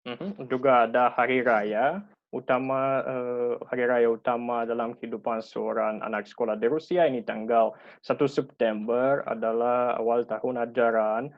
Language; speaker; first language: Indonesian; non-native, fluent; Russian